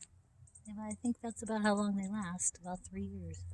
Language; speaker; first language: English; native; English